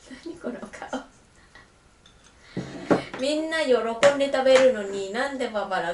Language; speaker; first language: Japanese; non-native, learner; Vietnamese